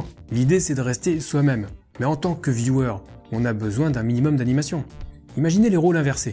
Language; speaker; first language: French; native; French